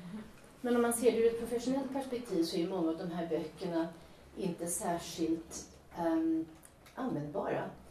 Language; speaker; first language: Swedish; native; Swedish